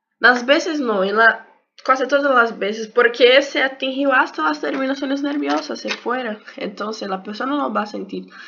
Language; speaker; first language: Spanish; non-native, learner; Portuguese